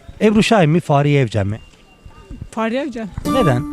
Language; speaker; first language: Turkish; native; Turkish